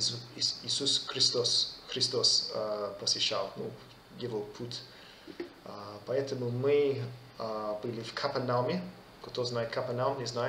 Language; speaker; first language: Russian; non-native, fluent; English